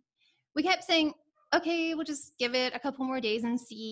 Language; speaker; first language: English; native; English